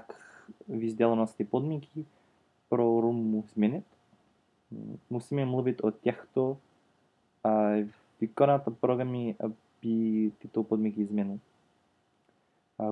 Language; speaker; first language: Czech; non-native, learner; English